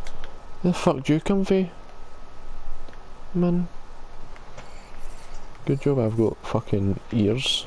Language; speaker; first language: English; native; English